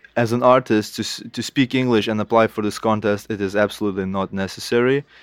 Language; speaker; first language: English; non-native, fluent; Lithuanian